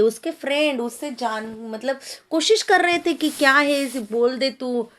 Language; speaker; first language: Hindi; non-native, local second language; Marathi